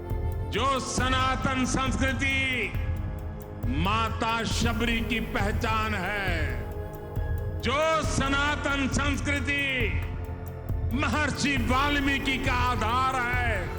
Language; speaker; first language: Hindi; native; Hindi